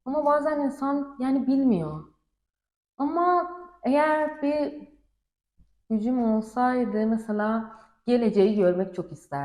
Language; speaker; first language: Turkish; non-native, learner; Persian